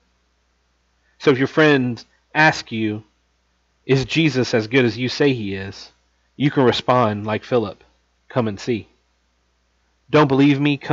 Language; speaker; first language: English; native; English